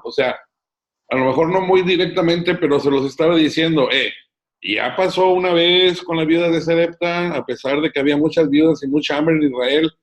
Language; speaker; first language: Spanish; native; Spanish